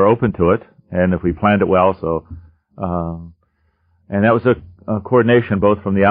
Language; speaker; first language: English; native; English